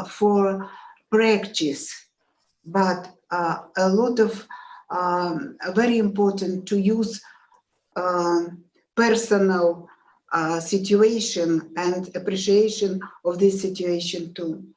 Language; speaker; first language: English; non-native, learner; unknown